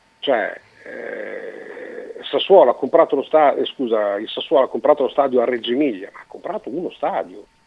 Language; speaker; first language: Italian; native; Italian